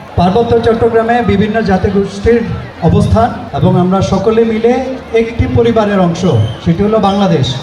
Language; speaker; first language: Bangla; native; Bangla